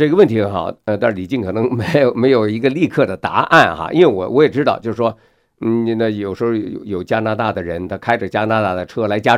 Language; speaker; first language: Chinese; native; Chinese